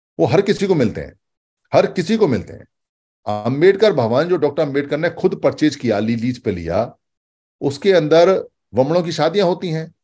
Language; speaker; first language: Hindi; native; Hindi